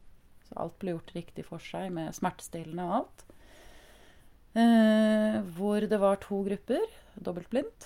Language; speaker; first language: Norwegian; native; Norwegian